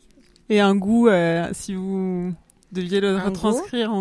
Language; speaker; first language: French; native; French